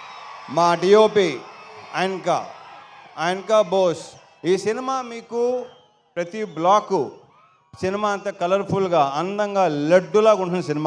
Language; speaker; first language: Telugu; native; Telugu